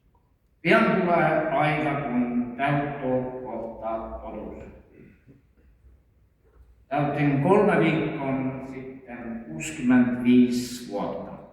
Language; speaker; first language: Finnish; non-native, local second language; Estonian